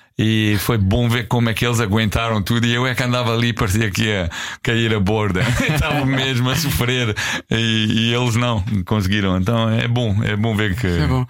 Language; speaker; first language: Portuguese; non-native, fluent; English